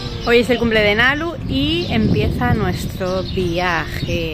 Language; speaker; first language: Spanish; native; Spanish